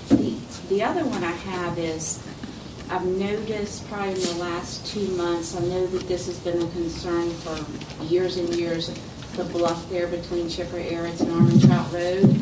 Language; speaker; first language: English; native; English